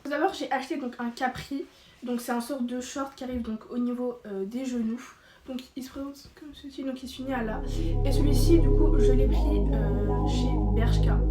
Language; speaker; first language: French; native; French